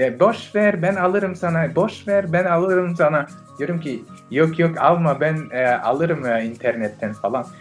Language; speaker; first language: Turkish; non-native, fluent; French